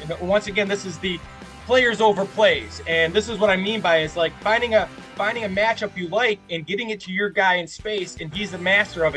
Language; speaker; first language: English; native; English